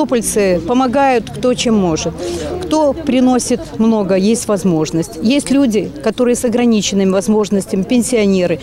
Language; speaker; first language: Russian; native; Russian